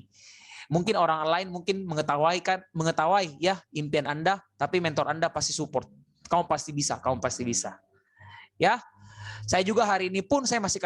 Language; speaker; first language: Indonesian; native; Indonesian